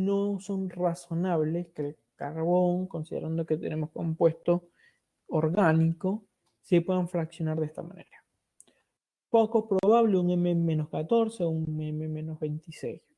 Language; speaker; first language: Spanish; native; Spanish